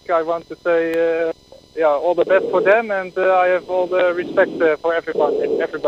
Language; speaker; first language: English; non-native, fluent; Dutch